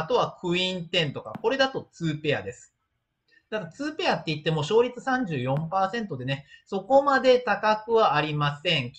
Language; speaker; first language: Japanese; native; Japanese